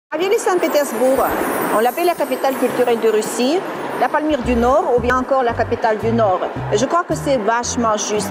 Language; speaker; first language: French; non-native, fluent; Russian